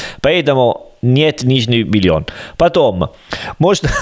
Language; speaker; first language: Russian; non-native, learner; Italian